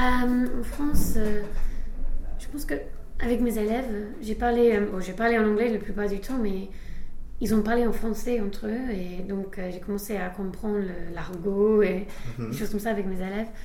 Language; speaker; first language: French; non-native, fluent; English